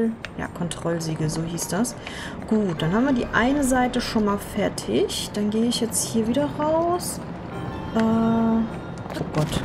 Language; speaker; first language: German; native; German